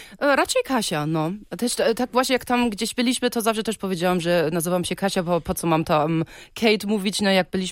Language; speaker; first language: Polish; early bilingual, heritage; Polish